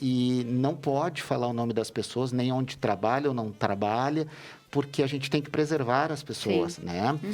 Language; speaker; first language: Portuguese; native; Portuguese